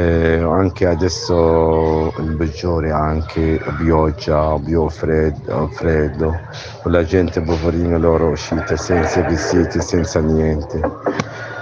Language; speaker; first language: Italian; non-native, learner; Arabic